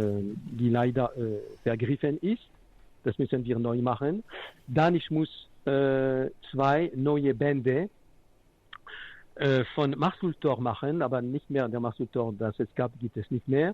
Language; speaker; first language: German; non-native, fluent; French